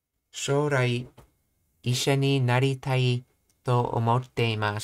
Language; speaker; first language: Japanese; non-native, learner; English